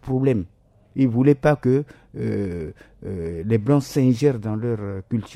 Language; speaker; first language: French; non-native, local second language; Sango